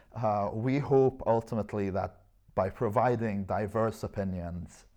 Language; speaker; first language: English; non-native, fluent; Arabic